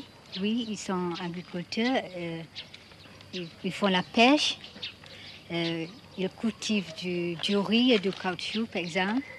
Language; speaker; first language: French; non-native, fluent; Malay